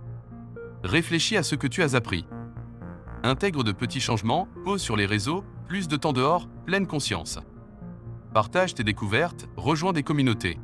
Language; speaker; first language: French; native; French